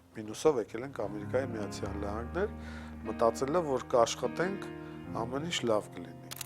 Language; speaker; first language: Armenian; native; Armenian